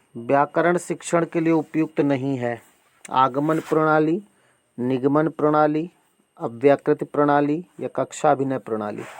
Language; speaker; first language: Hindi; native; Hindi